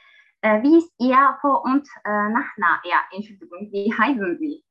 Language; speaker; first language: German; non-native, learner; Turkish